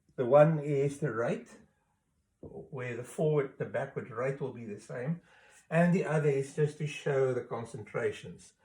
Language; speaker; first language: English; non-native, local second language; Afrikaans